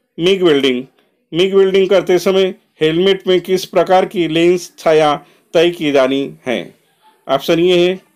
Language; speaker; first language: Hindi; non-native, local second language; Marathi